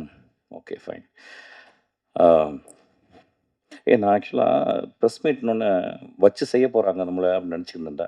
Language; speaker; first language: Tamil; native; Tamil